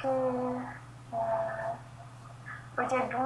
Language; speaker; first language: French; non-native, learner; English